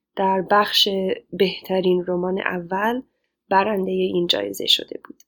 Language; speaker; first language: Persian; non-native, fluent; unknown